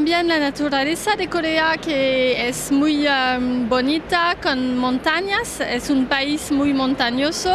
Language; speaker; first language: Spanish; non-native, fluent; Korean